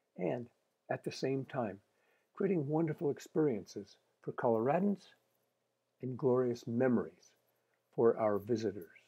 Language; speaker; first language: English; native; English